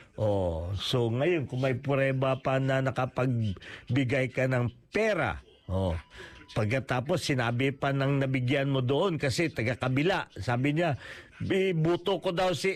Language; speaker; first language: Filipino; native; Filipino